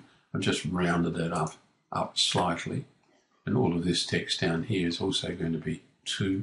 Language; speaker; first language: English; native; English